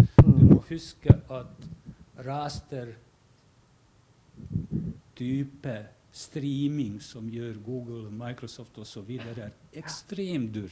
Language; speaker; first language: Norwegian; non-native, fluent; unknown